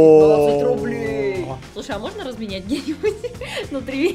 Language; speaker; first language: Russian; native; Russian